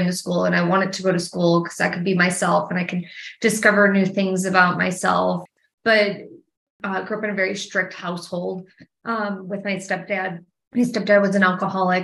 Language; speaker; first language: English; native; English